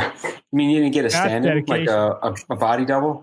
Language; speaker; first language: English; native; English